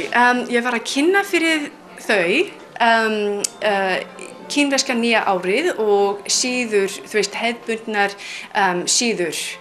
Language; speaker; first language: Icelandic; non-native, fluent; Chinese